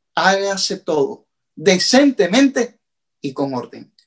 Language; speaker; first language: Spanish; native; Spanish